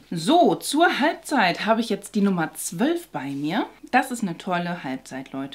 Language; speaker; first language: German; native; German